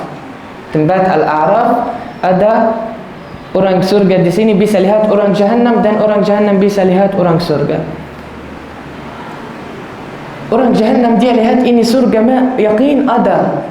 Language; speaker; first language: Indonesian; non-native, learner; Arabic